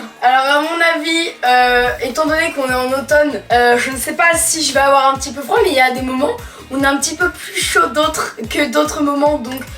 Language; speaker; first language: French; native; French